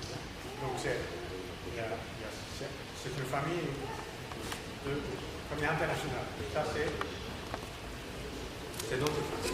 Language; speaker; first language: French; non-native, learner; Japanese